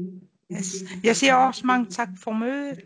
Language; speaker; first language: Danish; non-native, local second language; Kalaallisut